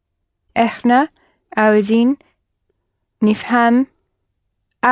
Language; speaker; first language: Arabic; non-native, learner; English